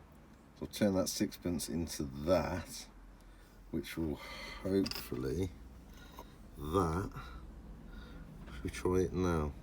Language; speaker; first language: English; native; English